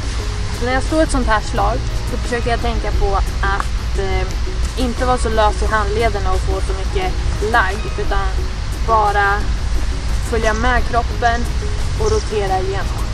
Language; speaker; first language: Swedish; native; Swedish